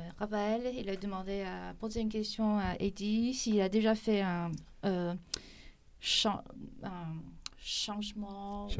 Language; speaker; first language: French; non-native, fluent; Chinese